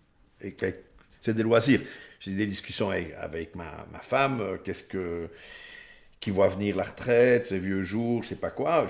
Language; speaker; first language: French; native; French